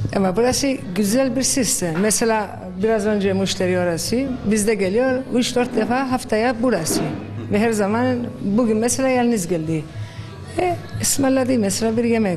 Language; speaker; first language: Turkish; non-native, local second language; Arabic